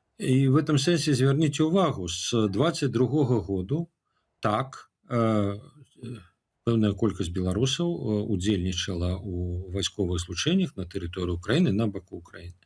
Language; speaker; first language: Belarusian; non-native, local second language; Russian